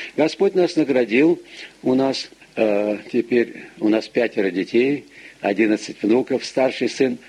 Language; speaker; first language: Russian; early bilingual, heritage; Russian